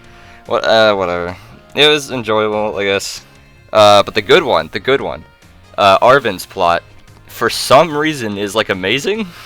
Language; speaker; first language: English; native; English